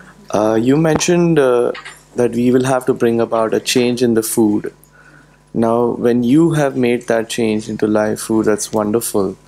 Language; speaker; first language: English; non-native, fluent; German